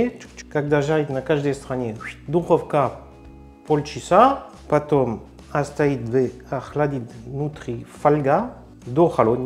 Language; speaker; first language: Russian; non-native, learner; French